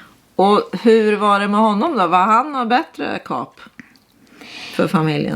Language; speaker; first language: Swedish; native; Swedish